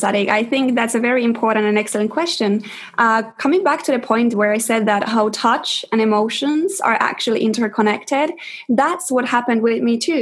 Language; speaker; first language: English; non-native, fluent; Finnish